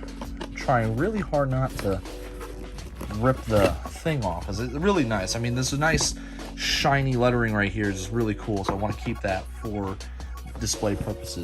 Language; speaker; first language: English; native; English